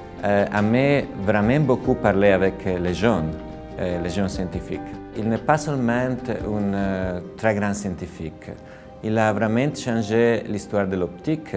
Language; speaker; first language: French; non-native, fluent; Italian